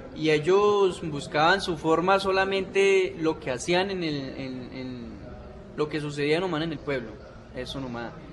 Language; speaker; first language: Spanish; native; Spanish